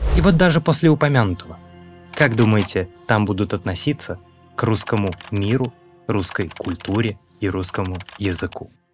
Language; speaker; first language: Russian; native; Russian